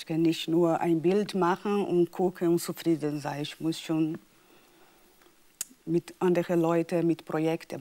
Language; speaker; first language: German; non-native, fluent; Portuguese